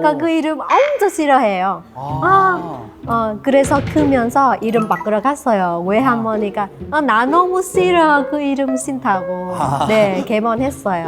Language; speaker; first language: Korean; non-native, learner; Vietnamese